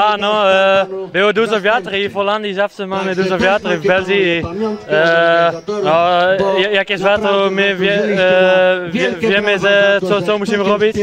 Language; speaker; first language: Polish; non-native, learner; Dutch